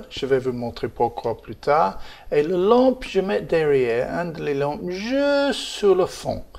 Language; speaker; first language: French; non-native, fluent; English